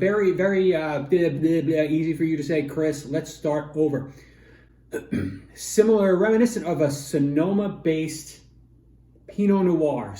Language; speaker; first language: English; native; English